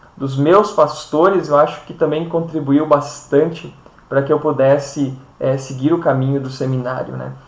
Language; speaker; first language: Portuguese; native; Portuguese